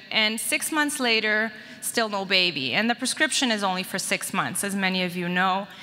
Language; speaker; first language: English; native; English